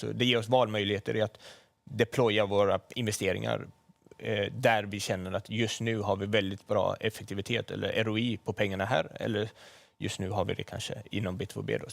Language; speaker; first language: Swedish; native; Swedish